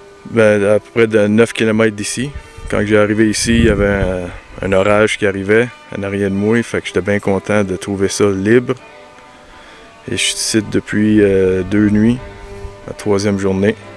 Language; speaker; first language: French; native; French